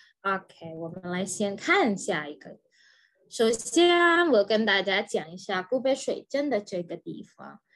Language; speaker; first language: Chinese; non-native, fluent; Indonesian